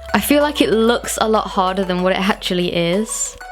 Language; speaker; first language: English; native; English